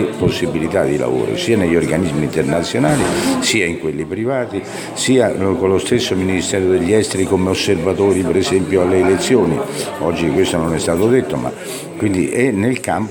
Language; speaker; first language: Italian; native; Italian